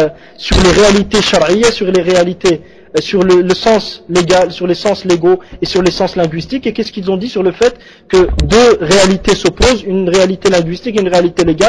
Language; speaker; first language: French; native; French